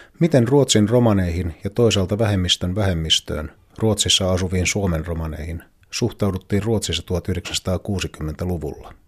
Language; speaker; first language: Finnish; native; Finnish